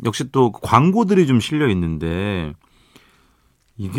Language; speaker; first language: Korean; native; Korean